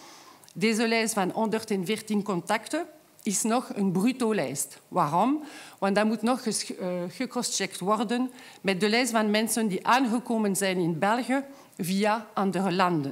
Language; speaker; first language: Dutch; non-native, local second language; French